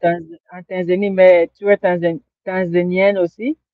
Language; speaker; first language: French; non-native, learner; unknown